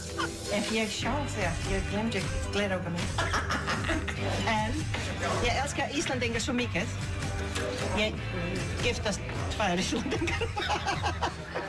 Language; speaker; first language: Icelandic; non-native, learner; English